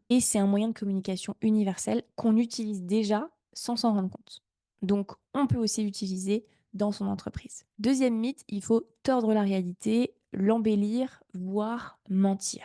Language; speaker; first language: French; native; French